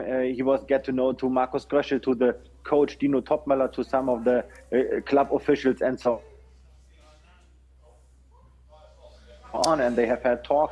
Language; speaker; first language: English; non-native, fluent; German